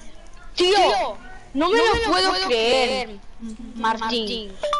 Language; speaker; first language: Spanish; native; Spanish